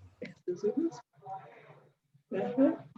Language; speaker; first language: Spanish; native; Spanish